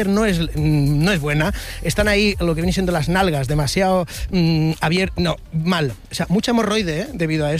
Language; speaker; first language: Spanish; native; Spanish